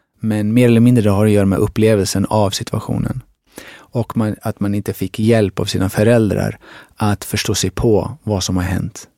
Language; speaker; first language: Swedish; early bilingual, other home language; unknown